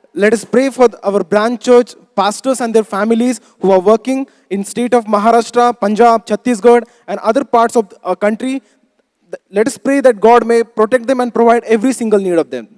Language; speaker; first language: English; non-native, local second language; Marathi